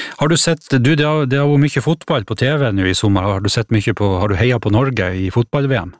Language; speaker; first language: Norwegian; native; Norwegian